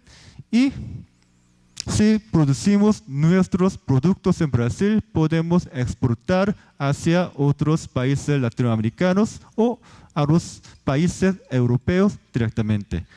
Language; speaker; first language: Spanish; non-native, fluent; Korean